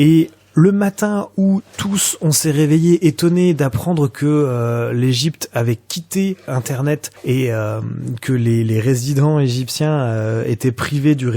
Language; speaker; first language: French; native; French